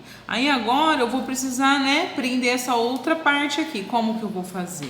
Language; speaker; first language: Portuguese; native; Portuguese